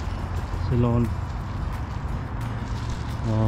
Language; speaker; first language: Russian; non-native, learner; Filipino